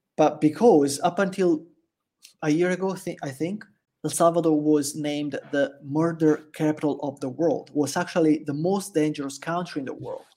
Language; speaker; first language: English; non-native, fluent; Italian